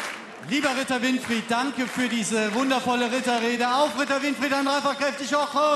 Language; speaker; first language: German; native; German